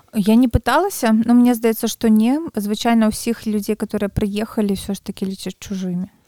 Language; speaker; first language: Belarusian; non-native, local second language; Russian